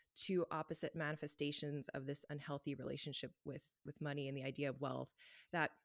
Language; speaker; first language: English; native; English